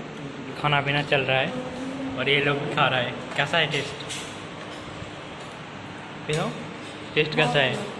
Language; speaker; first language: Hindi; non-native, local second language; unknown